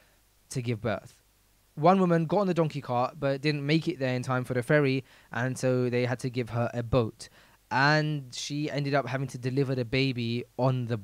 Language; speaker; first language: English; native; English